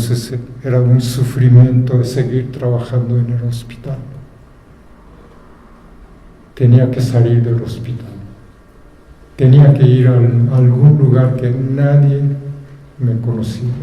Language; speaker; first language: Spanish; non-native, fluent; Japanese